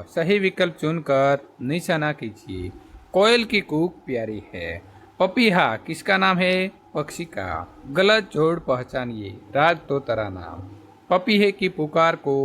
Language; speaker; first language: Hindi; non-native, local second language; Gujarati